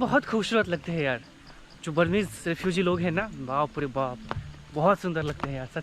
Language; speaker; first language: Hindi; native; Hindi